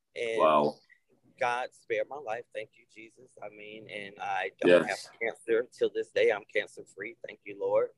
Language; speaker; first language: English; native; English